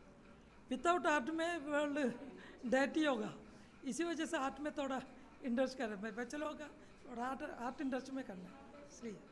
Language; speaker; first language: Hindi; non-native, learner; Malayalam